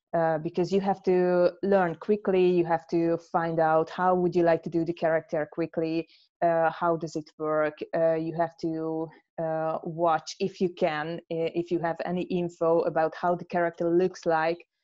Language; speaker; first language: English; non-native, fluent; Hungarian